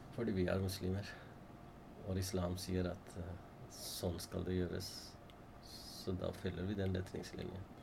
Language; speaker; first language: Norwegian; non-native, fluent; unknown